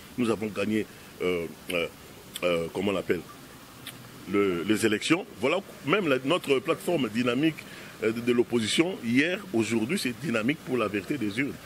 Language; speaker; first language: French; non-native, local second language; Lingala